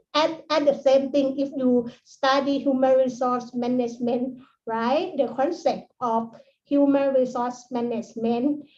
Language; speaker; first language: English; non-native, learner; Thai